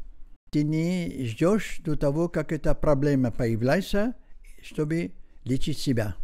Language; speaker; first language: Russian; non-native, learner; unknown